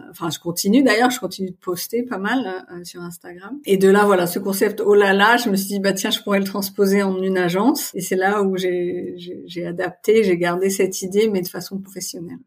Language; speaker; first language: French; native; French